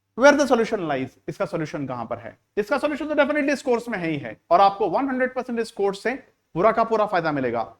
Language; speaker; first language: Hindi; non-native, local second language; Marathi